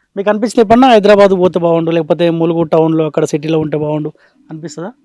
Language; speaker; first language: Telugu; native; Telugu